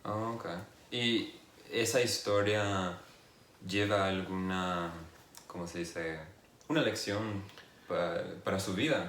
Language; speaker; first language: Spanish; non-native, fluent; English